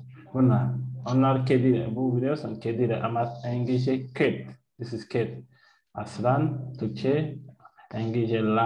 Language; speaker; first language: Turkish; non-native, learner; French